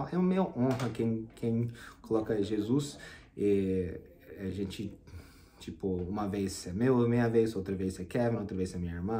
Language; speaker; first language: Portuguese; non-native, fluent; English